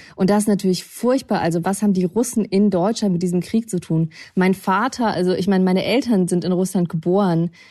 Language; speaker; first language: German; early bilingual, other home language; Russian